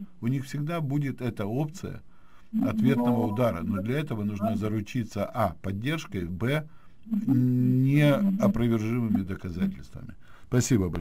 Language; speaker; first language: Russian; native; Russian